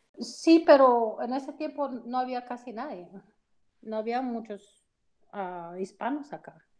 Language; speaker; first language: Spanish; early bilingual, heritage; Spanish